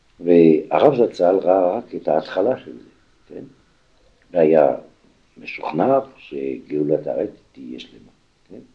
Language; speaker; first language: Hebrew; non-native, fluent; French